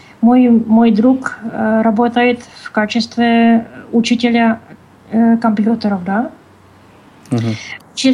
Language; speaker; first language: Russian; non-native, learner; Czech